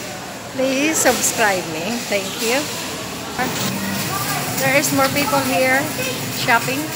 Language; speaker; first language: English; non-native, local second language; Filipino